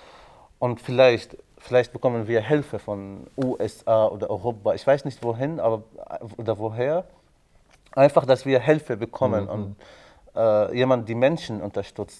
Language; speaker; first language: German; non-native, fluent; Arabic